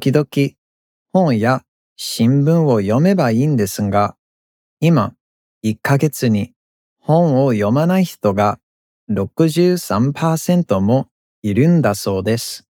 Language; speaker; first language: Japanese; non-native, fluent; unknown